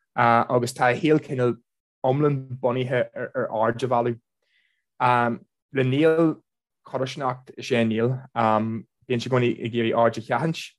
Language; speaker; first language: Irish; non-native, local second language; English